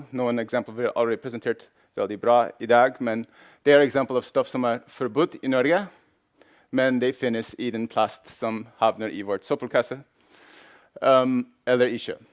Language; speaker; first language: Norwegian; non-native, fluent; English